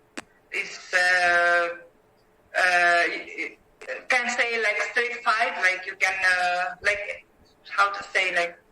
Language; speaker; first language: English; non-native, learner; Greek